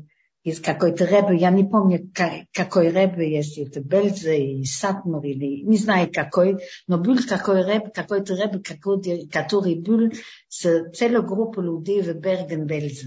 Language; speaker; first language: Russian; early bilingual, heritage; Hebrew